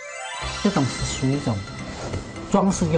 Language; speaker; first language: Chinese; native; Chinese